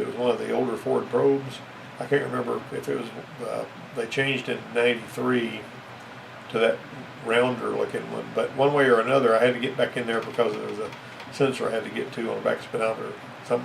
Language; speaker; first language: English; native; English